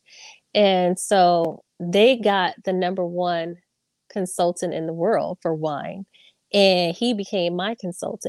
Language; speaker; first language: English; native; English